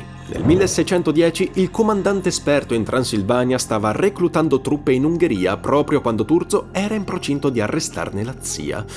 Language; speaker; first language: Italian; native; Italian